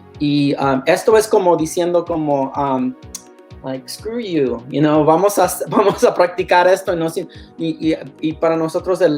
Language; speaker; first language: Spanish; early bilingual, heritage; Spanish